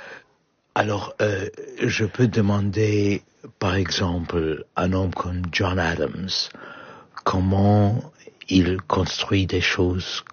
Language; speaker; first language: French; non-native, fluent; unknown